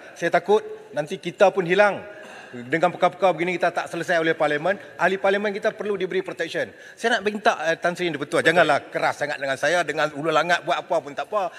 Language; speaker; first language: Malay; native; Malay